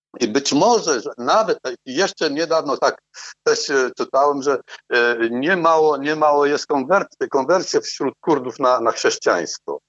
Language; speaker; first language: Polish; non-native, fluent; Arabic